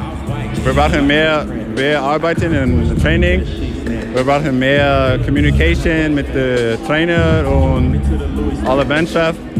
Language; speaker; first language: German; non-native, learner; English